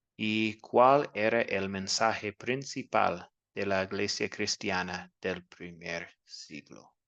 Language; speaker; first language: Spanish; non-native, learner; English